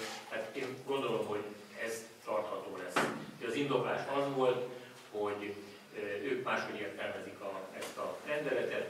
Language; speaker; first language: Hungarian; native; Hungarian